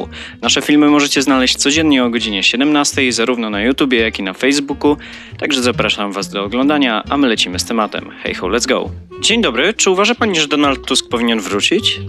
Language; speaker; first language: Polish; native; Polish